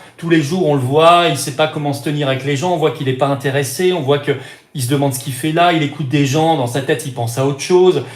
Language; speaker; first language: French; native; French